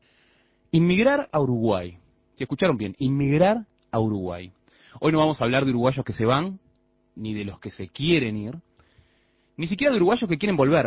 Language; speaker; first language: Spanish; native; Spanish